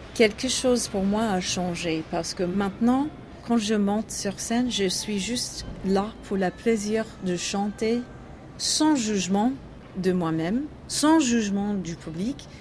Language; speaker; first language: French; non-native, learner; English